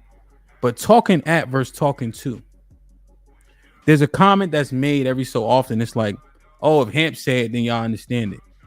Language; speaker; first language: English; native; English